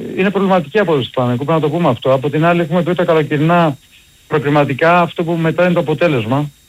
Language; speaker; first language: Greek; native; Greek